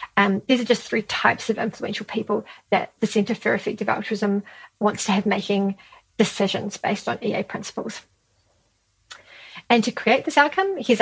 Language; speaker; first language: English; native; English